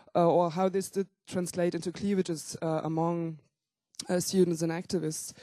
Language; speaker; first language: English; non-native, fluent; German